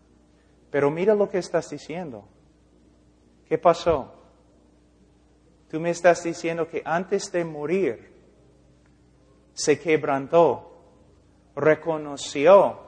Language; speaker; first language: Spanish; non-native, fluent; English